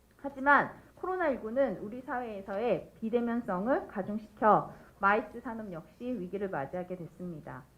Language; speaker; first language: Korean; native; Korean